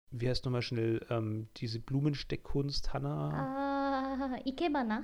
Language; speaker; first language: German; native; German